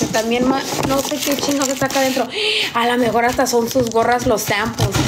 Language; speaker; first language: Spanish; native; Spanish